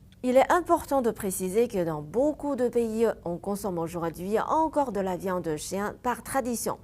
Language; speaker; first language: French; non-native, fluent; Chinese